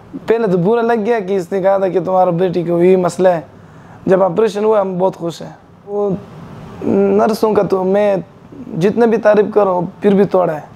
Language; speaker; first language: Hindi; non-native, learner; Persian